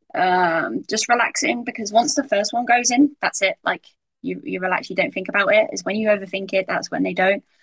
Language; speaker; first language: English; native; English